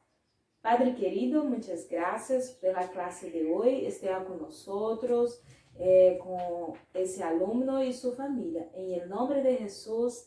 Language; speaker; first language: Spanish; non-native, fluent; Portuguese